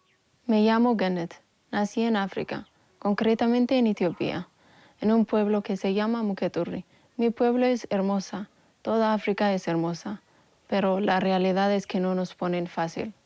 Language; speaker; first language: Spanish; non-native, local second language; Amharic